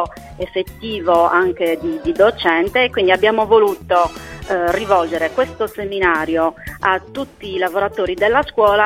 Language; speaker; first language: Italian; native; Italian